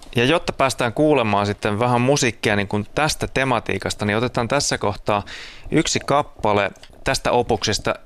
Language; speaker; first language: Finnish; native; Finnish